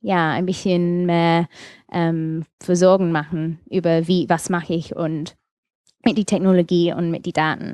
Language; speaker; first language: German; non-native, fluent; English